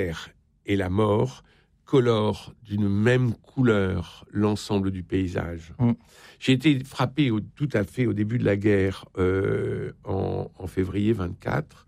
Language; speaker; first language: French; native; French